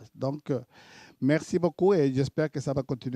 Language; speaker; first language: French; native; French